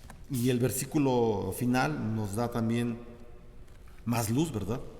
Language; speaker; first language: Spanish; native; Spanish